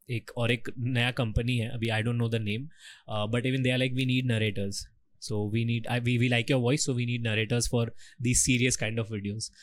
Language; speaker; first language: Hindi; native; Hindi